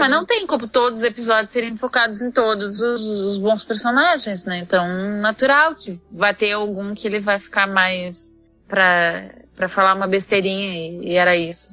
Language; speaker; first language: Portuguese; native; Portuguese